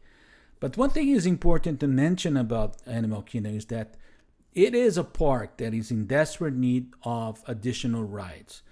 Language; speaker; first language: English; non-native, fluent; Portuguese